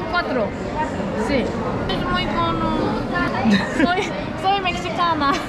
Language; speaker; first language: Spanish; non-native, learner; Turkish